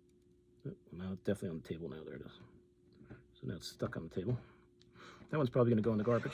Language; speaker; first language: English; native; English